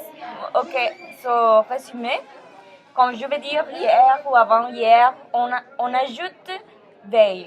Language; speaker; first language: French; non-native, learner; Spanish